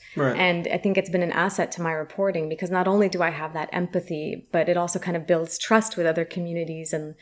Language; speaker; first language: English; early bilingual, other home language; Arabic